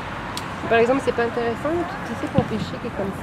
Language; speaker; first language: French; native; French